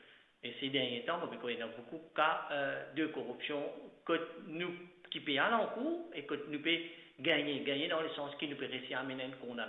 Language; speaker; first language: French; non-native, local second language; Morisyen